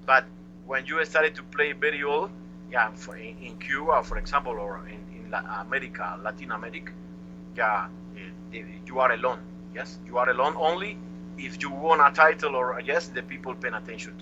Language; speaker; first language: English; non-native, learner; Spanish